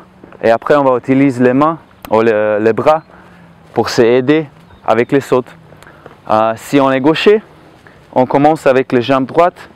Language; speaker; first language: French; non-native, learner; Slovenian